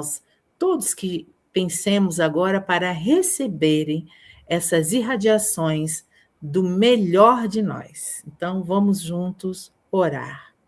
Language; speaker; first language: Portuguese; native; Portuguese